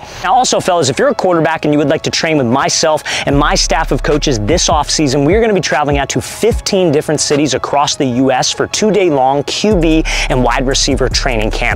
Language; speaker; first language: English; native; English